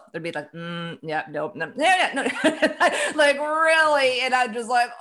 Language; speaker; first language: English; native; English